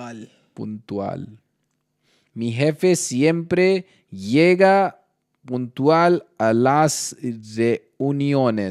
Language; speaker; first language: Spanish; non-native, learner; Hindi